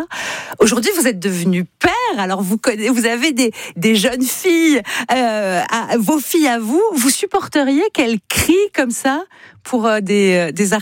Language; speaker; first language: French; native; French